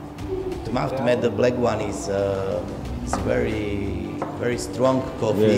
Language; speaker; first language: English; non-native, learner; Slovak